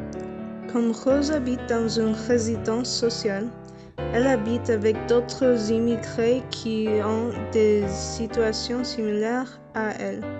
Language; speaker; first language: French; non-native, learner; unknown